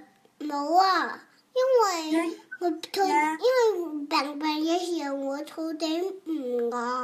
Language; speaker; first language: Chinese; early bilingual, heritage; Cantonese